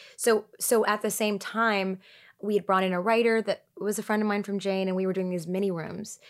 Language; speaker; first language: English; early bilingual, other home language; Tigrinya